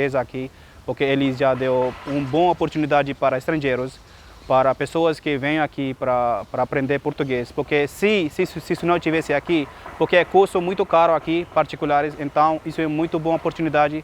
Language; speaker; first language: Portuguese; non-native, learner; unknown